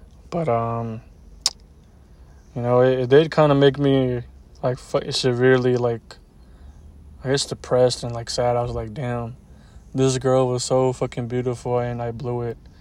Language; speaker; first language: English; early bilingual, other home language; Spanish